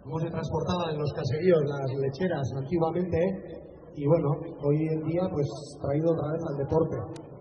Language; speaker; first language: Spanish; native; Spanish